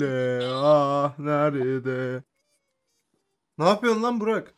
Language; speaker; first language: Turkish; native; Turkish